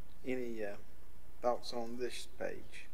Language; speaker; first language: English; native; English